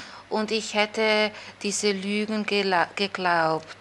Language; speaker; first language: German; native; German